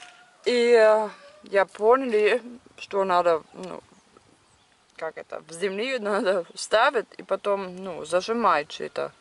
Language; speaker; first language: Russian; non-native, learner; German